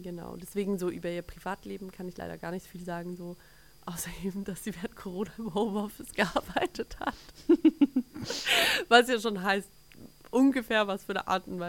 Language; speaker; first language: German; native; German